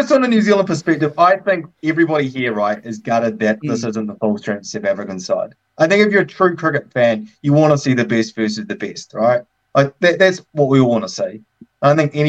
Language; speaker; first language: English; native; English